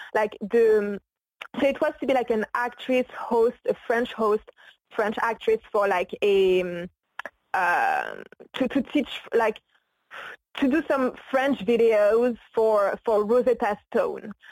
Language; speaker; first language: English; non-native, fluent; French